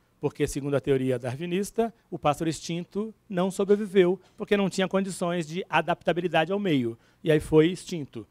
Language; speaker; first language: Portuguese; native; Portuguese